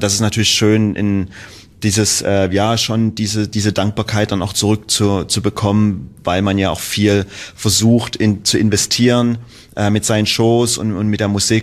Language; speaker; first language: German; native; German